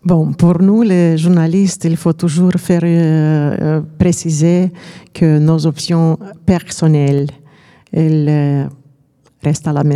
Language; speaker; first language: French; non-native, fluent; Romanian